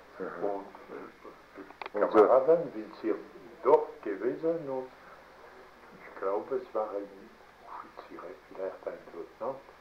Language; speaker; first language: German; non-native, learner; French